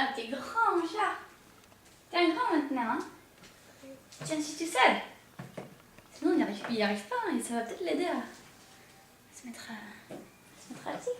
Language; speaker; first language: French; native; French